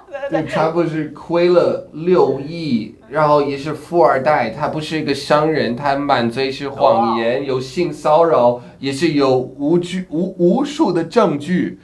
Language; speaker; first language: Chinese; non-native, fluent; English